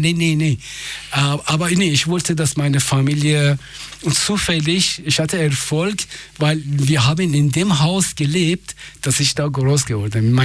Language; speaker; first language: German; non-native, fluent; Persian